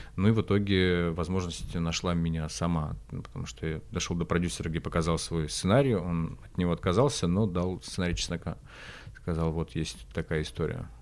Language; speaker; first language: Russian; native; Russian